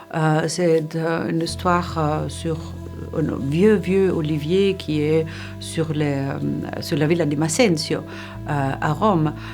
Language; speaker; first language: French; non-native, fluent; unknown